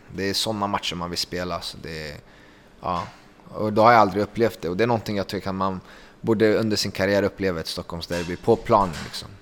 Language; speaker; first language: Swedish; early bilingual, other home language; Kurdish